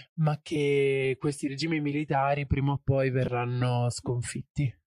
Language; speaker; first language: Italian; native; Italian